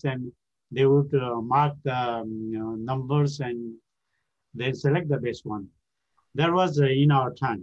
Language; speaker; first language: English; non-native, local second language; Gurung